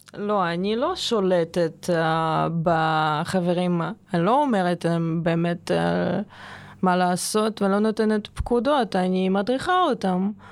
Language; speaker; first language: Hebrew; non-native, fluent; Russian